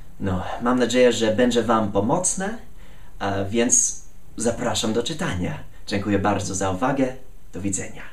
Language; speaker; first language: Polish; non-native, fluent; English